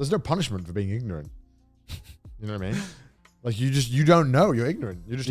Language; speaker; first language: English; native; English